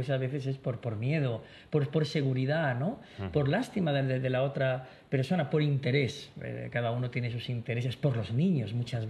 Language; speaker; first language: Spanish; native; Spanish